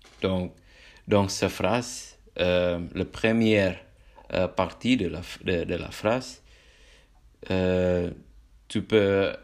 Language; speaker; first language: French; non-native, learner; Indonesian